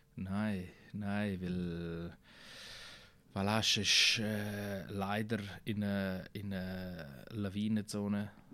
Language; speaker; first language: German; non-native, local second language; Italian